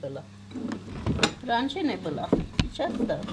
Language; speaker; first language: Russian; non-native, learner; Svan